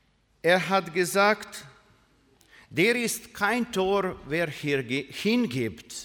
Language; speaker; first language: German; non-native, learner; Croatian